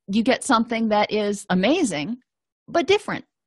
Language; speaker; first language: English; native; English